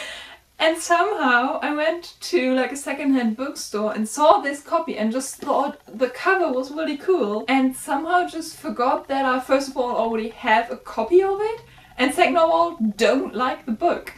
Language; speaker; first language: English; non-native, fluent; German